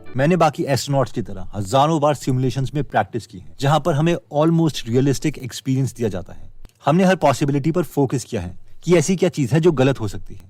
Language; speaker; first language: Hindi; native; Hindi